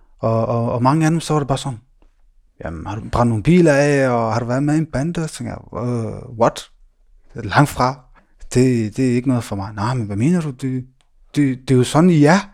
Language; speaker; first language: Danish; early bilingual, other home language; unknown